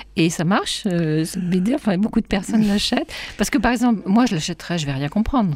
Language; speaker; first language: French; native; French